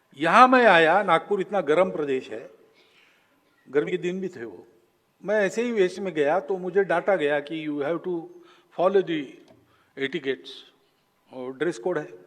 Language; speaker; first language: Hindi; non-native, local second language; Marathi